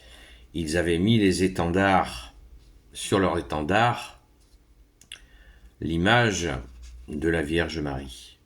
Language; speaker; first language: French; native; French